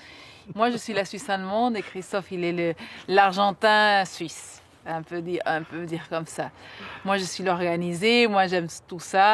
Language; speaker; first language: French; non-native, fluent; German